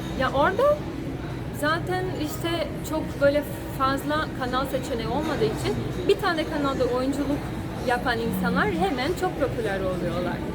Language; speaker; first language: Turkish; non-native, fluent; Portuguese